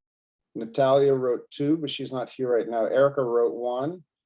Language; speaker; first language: English; native; English